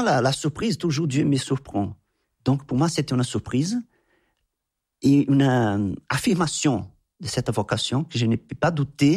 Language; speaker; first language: French; non-native, fluent; Portuguese